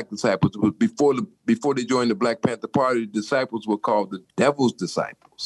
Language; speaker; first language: English; native; English